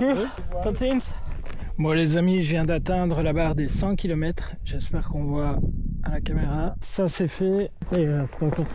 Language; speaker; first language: French; native; French